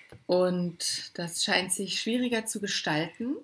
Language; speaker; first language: German; native; German